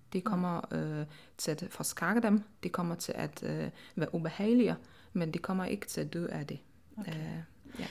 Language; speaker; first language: Danish; non-native, fluent; Polish